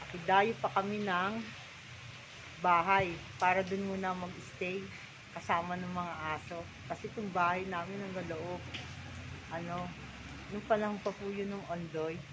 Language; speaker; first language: Filipino; native; Filipino